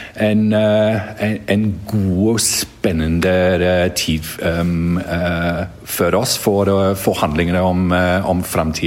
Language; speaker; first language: Norwegian; non-native, learner; English